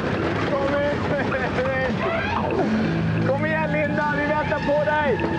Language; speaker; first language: Swedish; native; Swedish